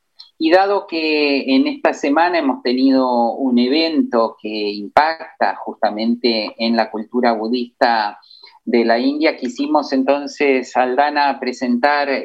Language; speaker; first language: Spanish; native; Spanish